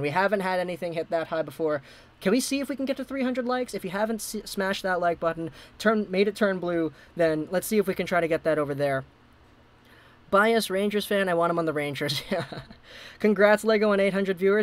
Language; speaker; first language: English; native; English